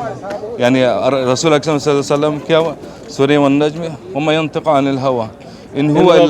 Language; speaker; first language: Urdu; non-native, learner; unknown